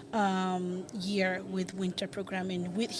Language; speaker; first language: English; non-native, fluent; Spanish